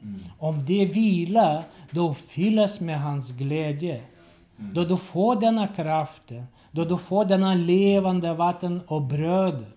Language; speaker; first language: Swedish; non-native, learner; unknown